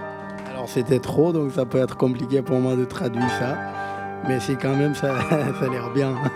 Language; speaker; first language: French; non-native, learner; Pashto